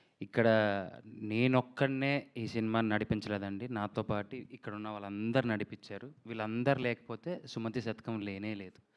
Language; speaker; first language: Telugu; native; Telugu